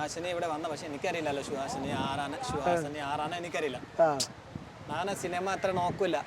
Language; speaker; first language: Malayalam; non-native, local second language; Hindi